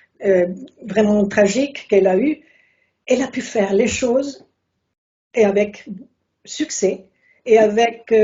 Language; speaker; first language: French; non-native, fluent; Spanish